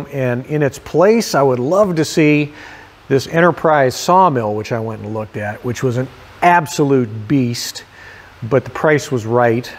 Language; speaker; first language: English; native; English